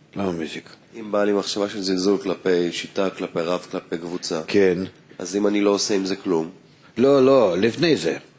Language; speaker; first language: Hebrew; non-native, fluent; Russian